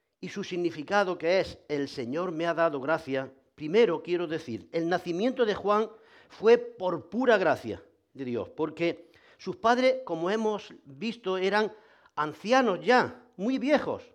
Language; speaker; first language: Spanish; native; Spanish